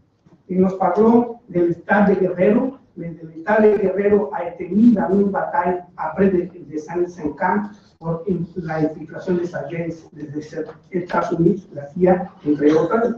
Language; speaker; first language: French; non-native, learner; Spanish